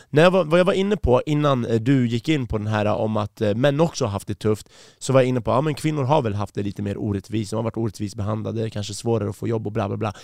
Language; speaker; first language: Swedish; early bilingual, other home language; Persian